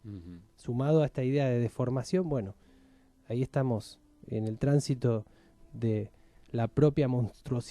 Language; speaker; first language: Spanish; native; Spanish